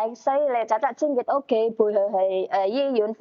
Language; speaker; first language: Cantonese; native; Cantonese